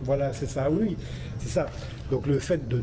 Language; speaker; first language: French; native; French